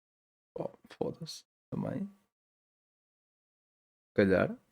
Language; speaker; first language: Portuguese; native; Portuguese